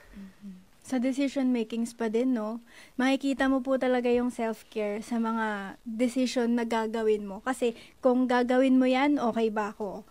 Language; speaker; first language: Filipino; native; Filipino